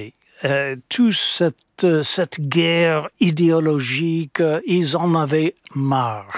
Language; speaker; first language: French; non-native, fluent; English